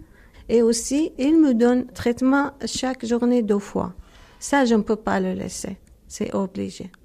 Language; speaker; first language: French; non-native, learner; Arabic